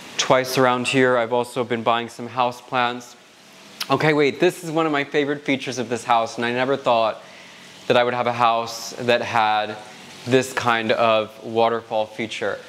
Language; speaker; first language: English; native; English